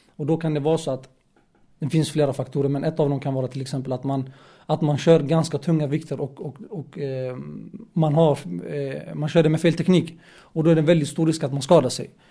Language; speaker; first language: Swedish; early bilingual, other home language; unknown